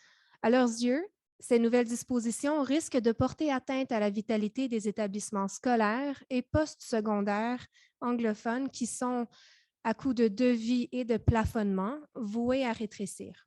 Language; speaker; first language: French; native; French